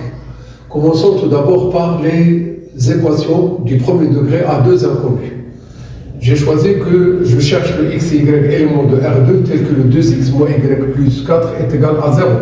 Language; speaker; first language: French; non-native, local second language; Arabic